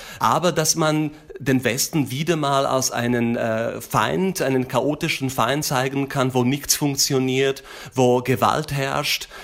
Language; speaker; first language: German; non-native, fluent; Slovak